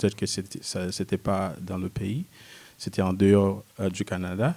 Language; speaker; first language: French; non-native, local second language; Haitian Creole